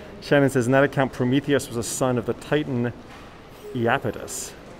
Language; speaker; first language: English; native; English